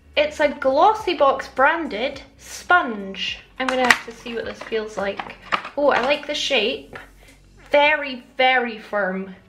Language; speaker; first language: English; native; English